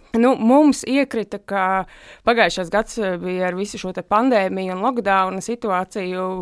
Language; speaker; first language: Latvian; native; Latvian